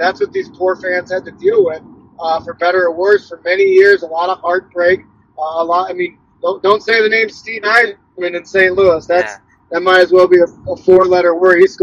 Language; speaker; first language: English; native; English